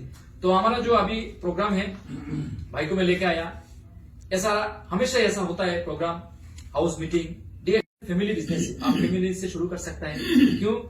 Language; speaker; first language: Hindi; non-native, learner; Bangla